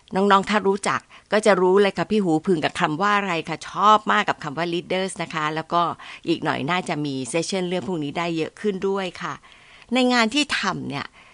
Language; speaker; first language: Thai; native; Thai